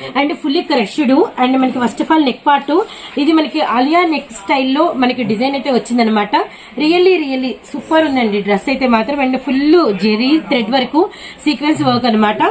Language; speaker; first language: Telugu; native; Telugu